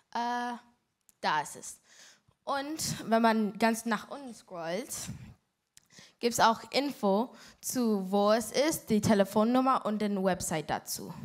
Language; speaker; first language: German; non-native, learner; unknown